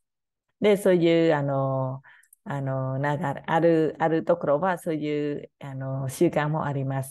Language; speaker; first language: Japanese; non-native, learner; Khmer